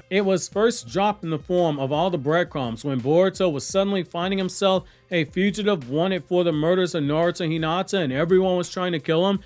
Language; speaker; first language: English; native; English